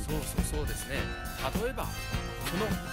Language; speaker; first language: Japanese; non-native, learner; Chinese